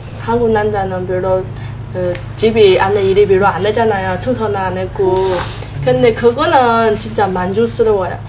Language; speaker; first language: Korean; non-native, learner; Chinese